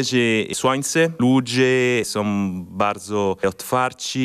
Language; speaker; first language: Polish; non-native, fluent; Italian